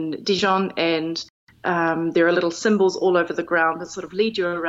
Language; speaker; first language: English; native; English